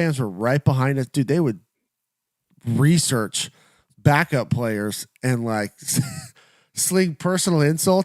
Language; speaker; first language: English; native; English